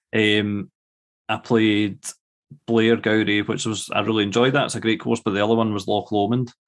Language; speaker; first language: English; native; English